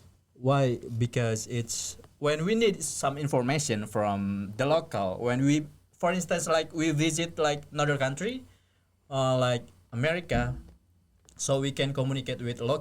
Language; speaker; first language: English; non-native, fluent; Indonesian